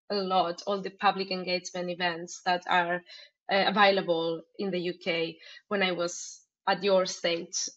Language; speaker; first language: English; non-native, fluent; Spanish